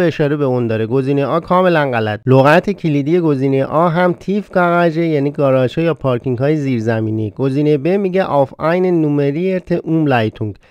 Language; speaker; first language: Persian; native; Persian